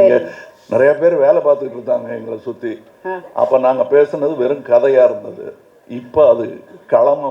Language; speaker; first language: Tamil; native; Tamil